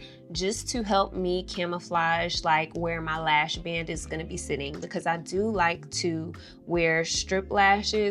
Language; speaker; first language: English; native; English